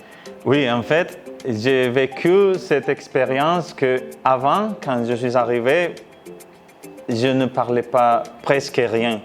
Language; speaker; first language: French; non-native, fluent; Spanish